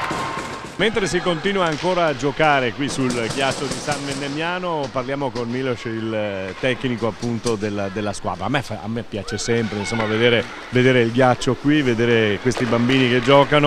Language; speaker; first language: Italian; native; Italian